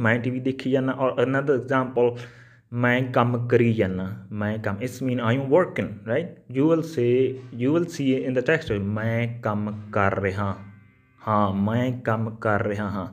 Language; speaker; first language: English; non-native, local second language; Punjabi